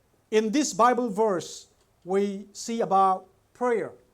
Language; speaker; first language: English; non-native, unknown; Burmese